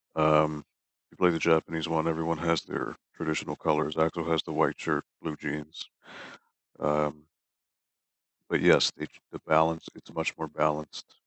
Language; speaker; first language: English; early bilingual, other home language; Spanish